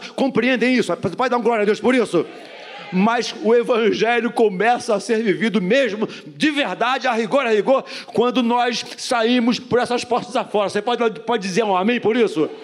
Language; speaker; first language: Portuguese; native; Portuguese